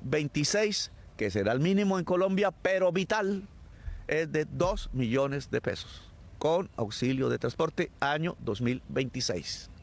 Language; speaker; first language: Spanish; native; Spanish